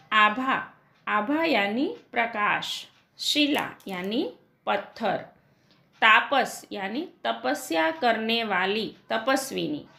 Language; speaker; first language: Hindi; non-native, local second language; Gujarati